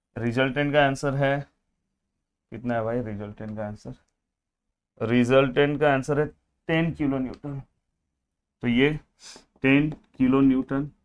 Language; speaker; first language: Hindi; non-native, local second language; Marathi